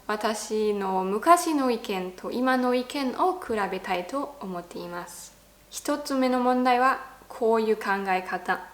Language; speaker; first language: Japanese; non-native, fluent; German